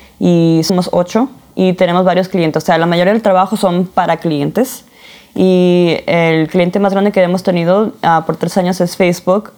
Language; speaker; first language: Spanish; early bilingual, heritage; Spanish